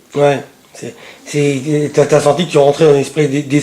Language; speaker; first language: French; native; French